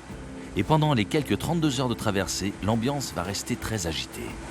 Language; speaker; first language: French; native; French